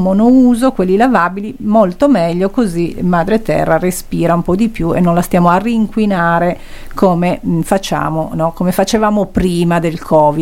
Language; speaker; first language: Italian; native; Italian